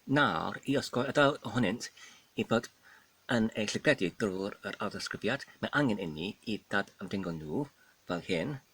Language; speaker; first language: Welsh; non-native, learner; Polish